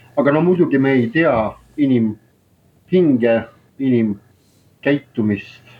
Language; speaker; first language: Estonian; non-native, local second language; Russian